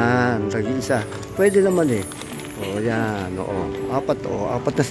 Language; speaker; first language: Filipino; native; Filipino